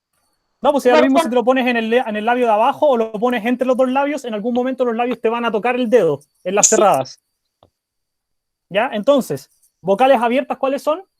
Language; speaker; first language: Spanish; native; Spanish